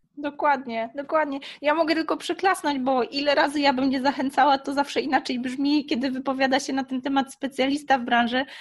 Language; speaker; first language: Polish; native; Polish